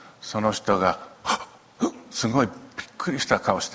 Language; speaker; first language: Japanese; non-native, local second language; English